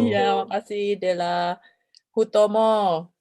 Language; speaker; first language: Indonesian; native; Indonesian